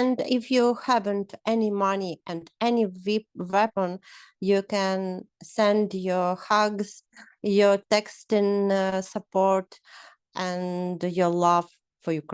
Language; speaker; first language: English; non-native, learner; Ukrainian